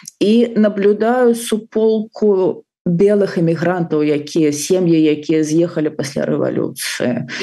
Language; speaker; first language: Belarusian; non-native, local second language; Russian